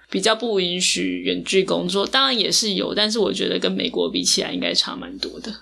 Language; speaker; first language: Chinese; native; Chinese